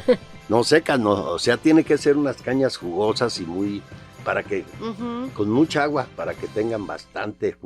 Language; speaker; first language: Spanish; native; Spanish